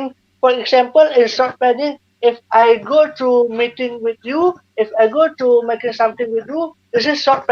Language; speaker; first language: English; non-native, learner; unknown